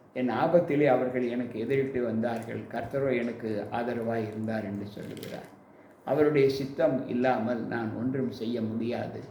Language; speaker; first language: Tamil; native; Tamil